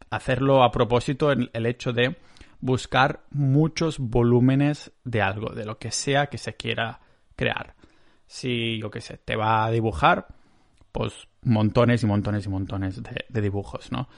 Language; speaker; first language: Spanish; non-native, local second language; Catalan